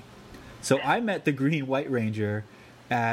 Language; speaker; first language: English; native; English